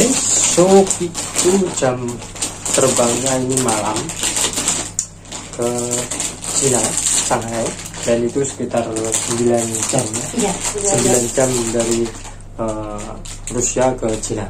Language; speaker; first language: Indonesian; non-native, local second language; Javanese